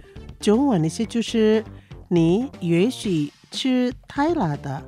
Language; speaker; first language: Chinese; non-native, local second language; Indonesian